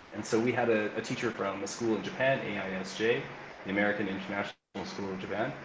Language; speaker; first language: English; native; English